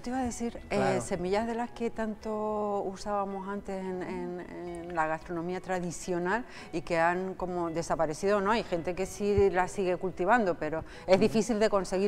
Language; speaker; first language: Spanish; native; Spanish